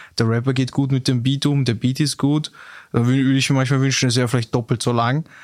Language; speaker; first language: German; native; German